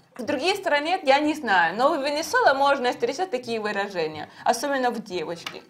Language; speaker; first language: Russian; non-native, fluent; Spanish